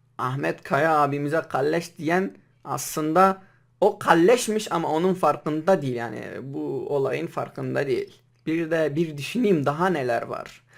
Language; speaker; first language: Turkish; non-native, local second language; Kurdish